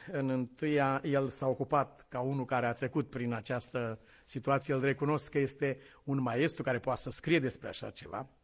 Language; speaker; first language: Romanian; native; Romanian